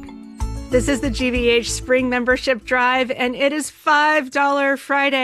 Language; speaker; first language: English; native; English